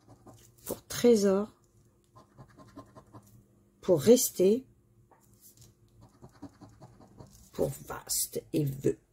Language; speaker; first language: French; native; French